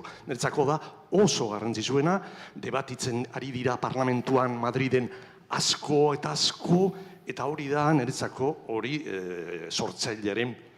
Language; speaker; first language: Basque; non-native, learner; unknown